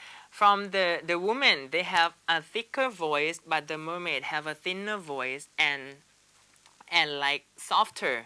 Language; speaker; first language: English; non-native, learner; Thai